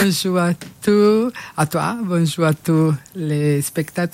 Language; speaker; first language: French; non-native, learner; Portuguese